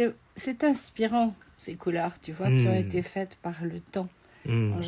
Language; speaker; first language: French; native; French